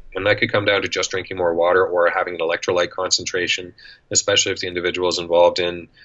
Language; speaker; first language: English; native; English